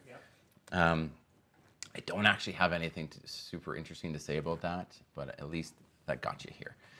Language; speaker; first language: English; native; English